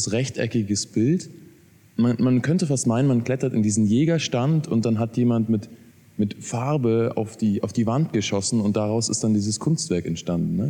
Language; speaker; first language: German; native; German